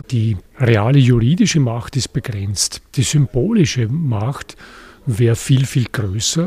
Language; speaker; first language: German; native; German